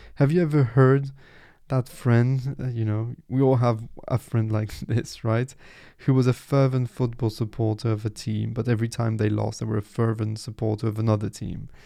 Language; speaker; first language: English; non-native, fluent; French